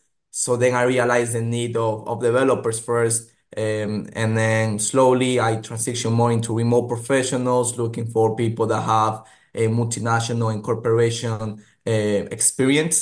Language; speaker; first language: English; native; English